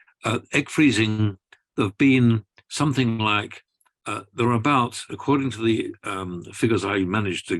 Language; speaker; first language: English; native; English